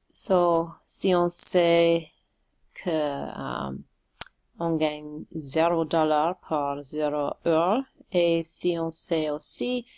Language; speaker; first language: French; non-native, local second language; English